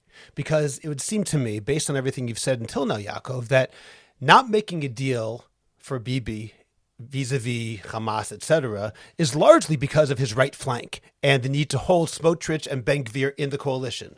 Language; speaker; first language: English; native; English